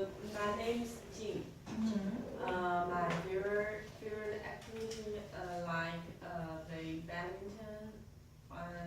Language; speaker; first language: English; non-native, learner; Chinese